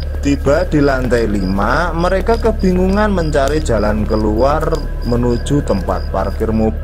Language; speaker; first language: Indonesian; native; Indonesian